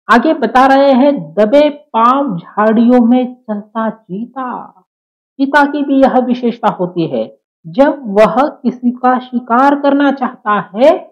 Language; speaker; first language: Hindi; non-native, local second language; Marathi